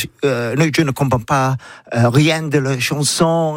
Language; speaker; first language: French; non-native, learner; English